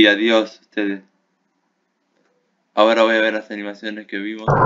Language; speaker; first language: Spanish; native; Spanish